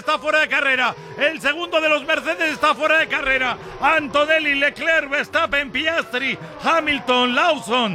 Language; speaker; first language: Spanish; native; Spanish